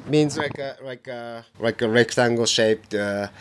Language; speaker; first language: English; non-native, learner; Japanese